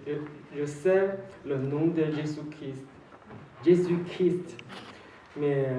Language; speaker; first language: French; non-native, learner; Chinese